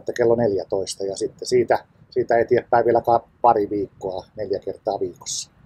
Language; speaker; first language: Finnish; native; Finnish